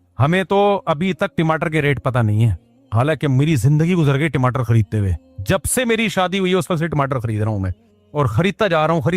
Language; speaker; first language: Urdu; native; Urdu